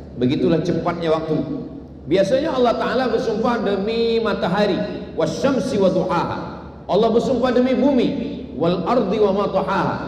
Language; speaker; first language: Malay; native; Malay